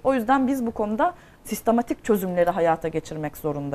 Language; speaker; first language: Turkish; native; Turkish